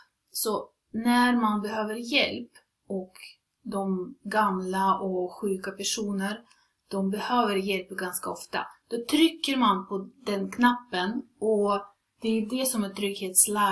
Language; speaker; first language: Swedish; non-native, fluent; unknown